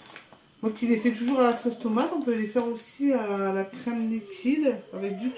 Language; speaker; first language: French; native; French